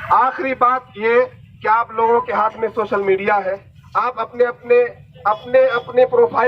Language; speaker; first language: Hindi; native; Hindi